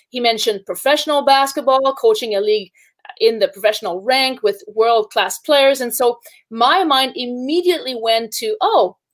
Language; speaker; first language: English; native; English